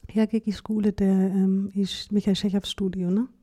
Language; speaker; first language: Danish; non-native, fluent; German